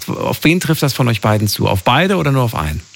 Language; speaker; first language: German; native; German